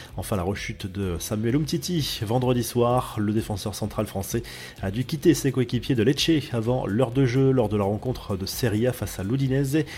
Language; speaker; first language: French; native; French